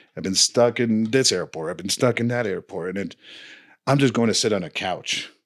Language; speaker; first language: English; non-native, fluent; Spanish